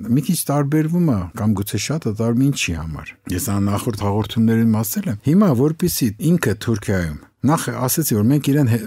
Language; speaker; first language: Armenian; native; Armenian